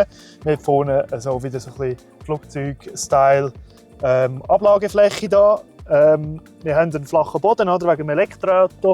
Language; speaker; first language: German; native; German